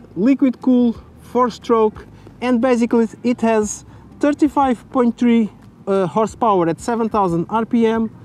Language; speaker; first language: English; non-native, fluent; Portuguese